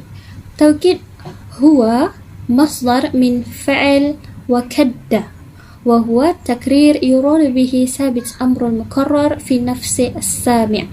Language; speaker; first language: Arabic; non-native, learner; Malay